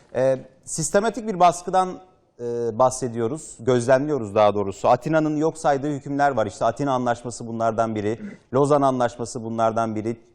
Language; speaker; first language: Turkish; native; Turkish